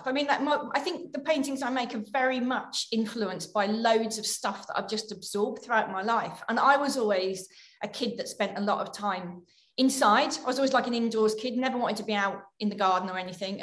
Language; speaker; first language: English; native; English